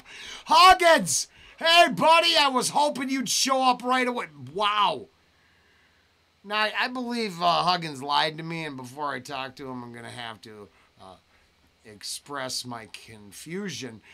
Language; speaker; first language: English; native; English